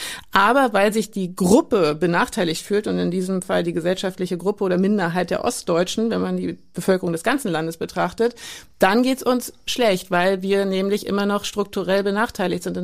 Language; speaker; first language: German; native; German